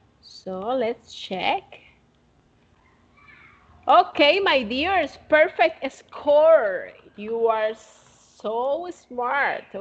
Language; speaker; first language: English; non-native, fluent; Spanish